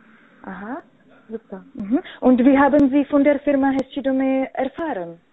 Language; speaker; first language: German; non-native, learner; Czech